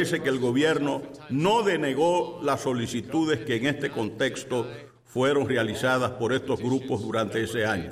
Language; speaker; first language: Spanish; native; Spanish